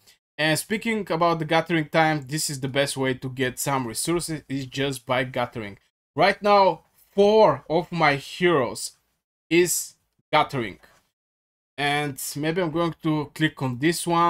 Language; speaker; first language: English; non-native, fluent; Bulgarian